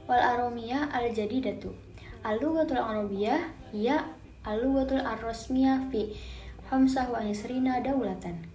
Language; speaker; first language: Arabic; non-native, learner; Indonesian